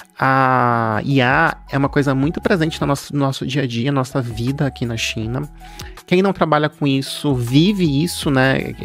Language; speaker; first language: Portuguese; native; Portuguese